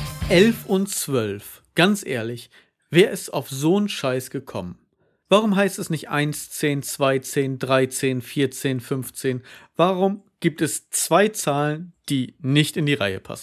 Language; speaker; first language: German; native; German